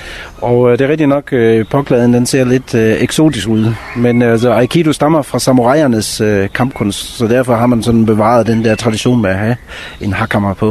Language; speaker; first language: Danish; native; Danish